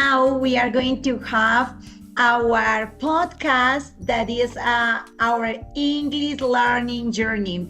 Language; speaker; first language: English; non-native, fluent; Spanish